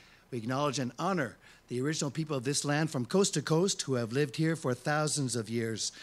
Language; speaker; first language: English; early bilingual, other home language; French